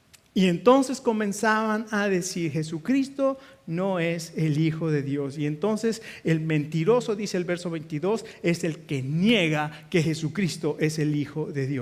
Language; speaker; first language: Spanish; native; Spanish